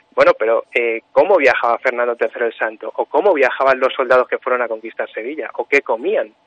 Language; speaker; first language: Spanish; native; Spanish